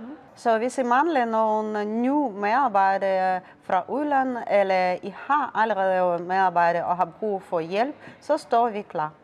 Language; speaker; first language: Danish; non-native, fluent; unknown